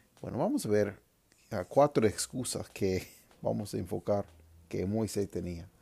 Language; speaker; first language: Spanish; non-native, fluent; English